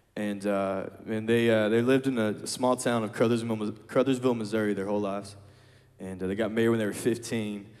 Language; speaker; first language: English; native; English